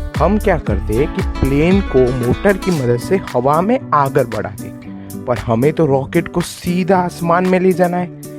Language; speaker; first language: Hindi; non-native, local second language; Gujarati